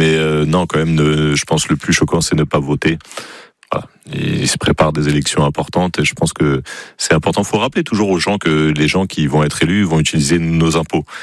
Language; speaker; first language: French; native; French